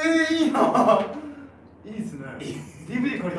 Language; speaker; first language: Japanese; native; Japanese